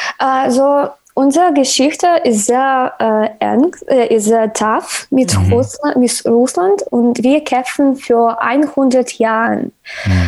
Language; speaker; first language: German; non-native, learner; Ukrainian